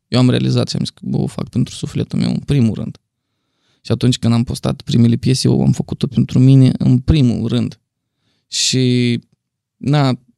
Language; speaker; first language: Romanian; native; Romanian